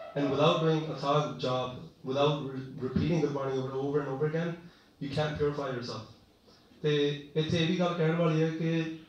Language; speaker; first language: Punjabi; early bilingual, heritage; Punjabi